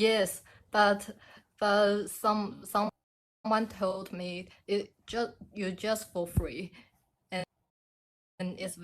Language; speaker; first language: English; non-native, learner; Chinese